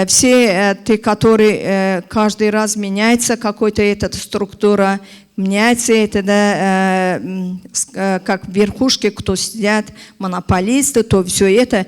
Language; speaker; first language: Russian; non-native, learner; Azerbaijani